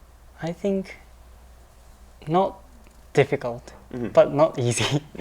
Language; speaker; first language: English; non-native, learner; Japanese